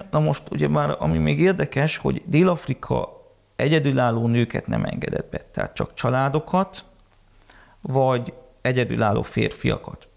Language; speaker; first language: Hungarian; early bilingual, heritage; Hungarian